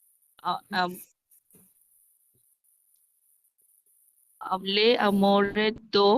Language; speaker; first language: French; non-native, learner; Bangla